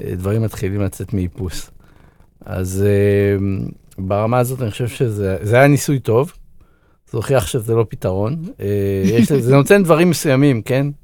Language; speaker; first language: Hebrew; native; Hebrew